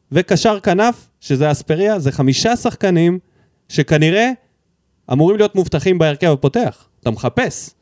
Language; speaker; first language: Hebrew; early bilingual, other home language; Russian